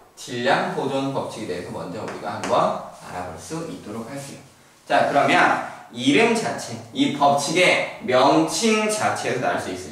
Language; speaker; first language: Korean; native; Korean